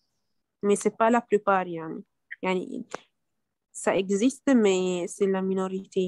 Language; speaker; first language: French; non-native, learner; Arabic